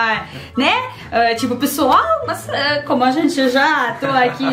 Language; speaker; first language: Portuguese; non-native, learner; Russian